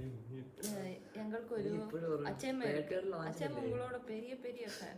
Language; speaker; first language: Tamil; non-native, learner; Malayalam